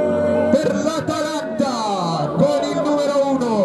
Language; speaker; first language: Italian; native; Italian